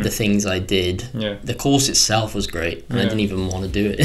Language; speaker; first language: English; native; English